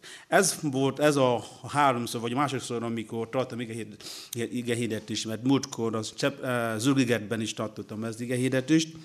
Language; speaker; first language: Hungarian; non-native, learner; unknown